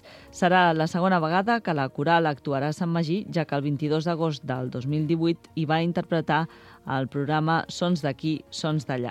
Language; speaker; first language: Catalan; native; Catalan